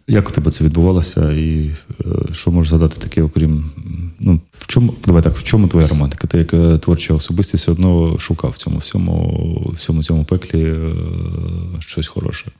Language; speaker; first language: Ukrainian; non-native, local second language; Russian